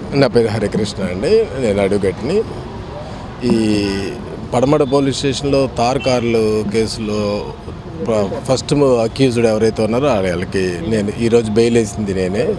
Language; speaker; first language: Telugu; native; Telugu